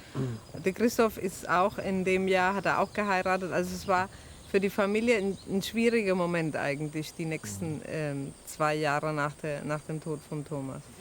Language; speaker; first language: German; early bilingual, heritage; German